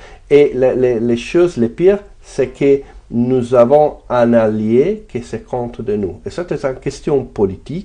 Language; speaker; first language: French; non-native, fluent; Italian